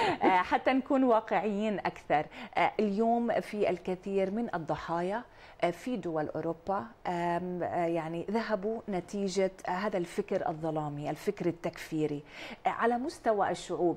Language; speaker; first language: Arabic; native; Arabic